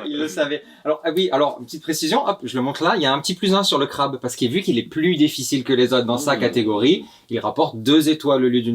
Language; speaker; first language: French; native; French